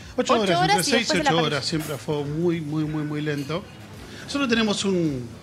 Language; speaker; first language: Spanish; native; Spanish